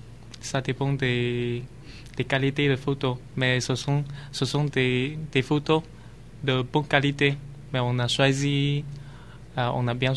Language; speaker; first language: French; non-native, learner; Chinese